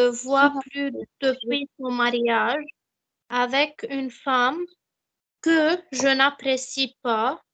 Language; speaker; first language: French; non-native, learner; Arabic